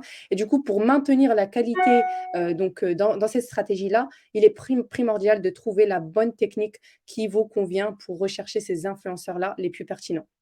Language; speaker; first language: French; native; French